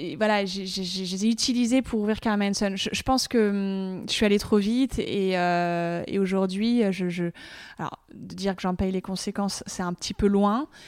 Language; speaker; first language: French; native; French